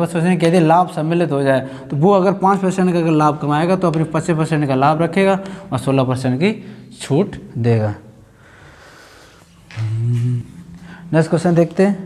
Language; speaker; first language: Hindi; native; Hindi